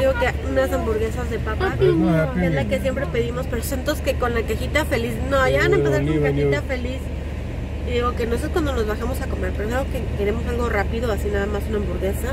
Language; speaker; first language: Spanish; native; Spanish